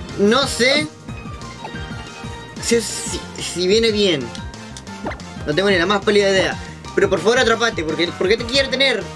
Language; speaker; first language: Spanish; native; Spanish